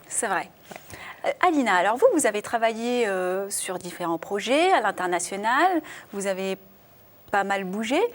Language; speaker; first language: French; native; French